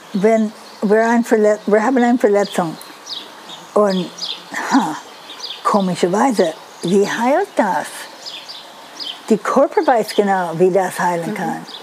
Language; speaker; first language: German; non-native, learner; Dutch